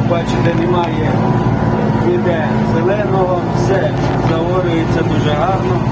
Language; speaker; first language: Ukrainian; native; Ukrainian